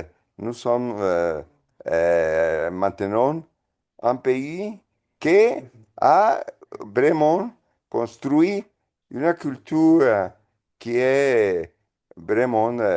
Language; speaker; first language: French; non-native, fluent; Spanish